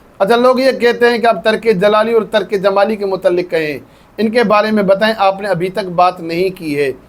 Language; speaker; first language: Urdu; non-native, local second language; Sindhi